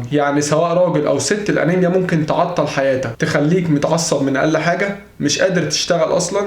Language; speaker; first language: Arabic; native; Arabic